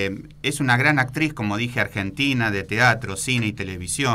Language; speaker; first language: Spanish; native; Spanish